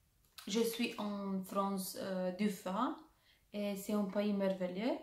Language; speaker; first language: French; non-native, learner; Romanian